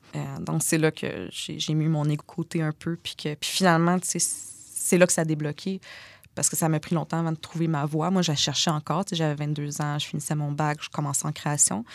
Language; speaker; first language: French; native; French